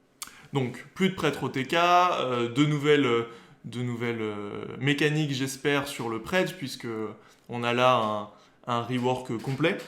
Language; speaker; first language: French; native; French